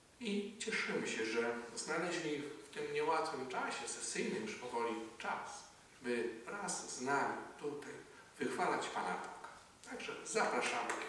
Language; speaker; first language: Polish; native; Polish